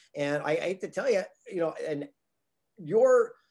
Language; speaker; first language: English; native; English